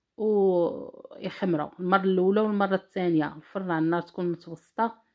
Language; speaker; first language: Arabic; native; Arabic